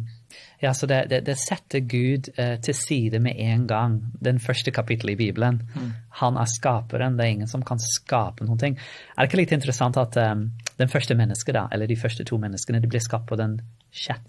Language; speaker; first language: Norwegian; non-native, fluent; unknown